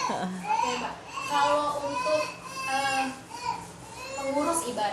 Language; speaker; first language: Indonesian; native; Indonesian